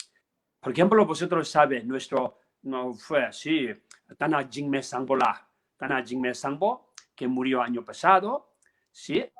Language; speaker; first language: Spanish; non-native, learner; Tibetan